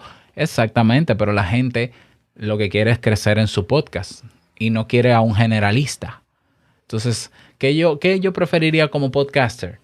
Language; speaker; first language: Spanish; native; Spanish